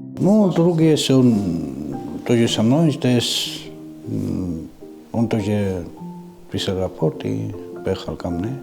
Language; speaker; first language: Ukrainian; non-native, learner; Georgian